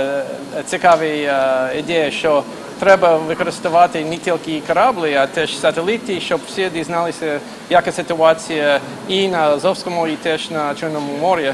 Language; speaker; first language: Ukrainian; non-native, fluent; English